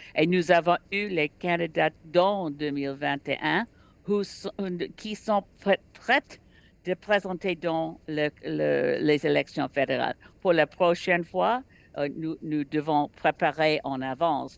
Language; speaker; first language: French; non-native, learner; English